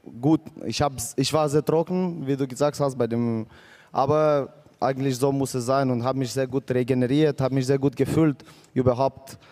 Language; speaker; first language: German; non-native, fluent; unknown